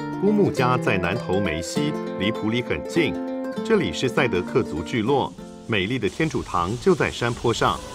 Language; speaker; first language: Chinese; native; Chinese